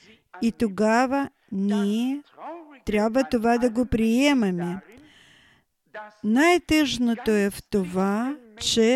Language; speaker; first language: Bulgarian; non-native, fluent; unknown